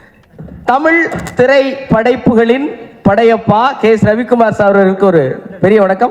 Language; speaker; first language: Tamil; native; Tamil